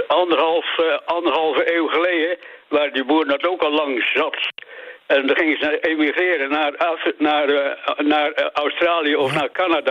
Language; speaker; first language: Dutch; native; Dutch